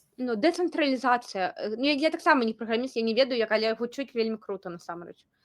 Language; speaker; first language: Belarusian; native; Belarusian